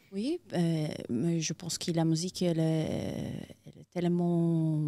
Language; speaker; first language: French; non-native, fluent; Portuguese